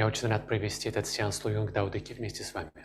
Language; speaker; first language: Russian; native; Russian